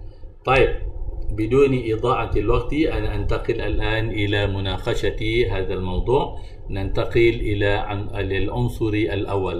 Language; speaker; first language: Arabic; non-native, fluent; Malay